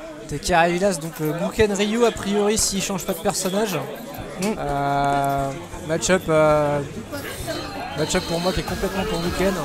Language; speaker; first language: French; native; French